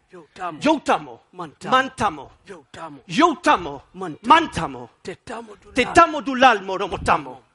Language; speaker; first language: Spanish; non-native, fluent; Wolof